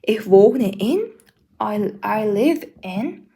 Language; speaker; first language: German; non-native, learner; Mongolian